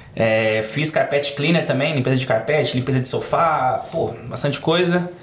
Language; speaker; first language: Portuguese; native; Portuguese